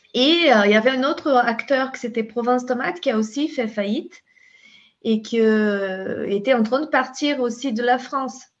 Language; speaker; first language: French; non-native, fluent; Portuguese